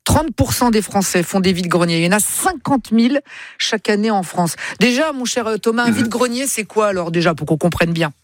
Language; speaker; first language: French; native; French